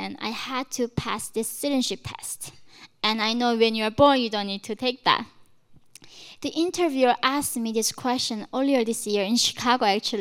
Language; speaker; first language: English; non-native, fluent; Korean